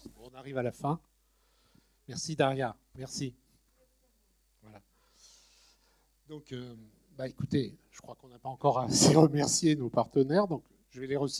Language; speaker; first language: French; native; French